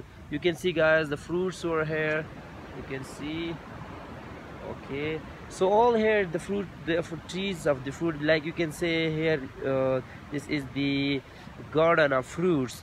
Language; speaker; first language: English; non-native, local second language; Urdu